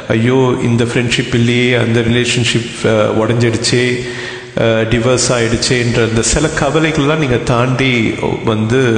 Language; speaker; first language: English; non-native, local second language; Tamil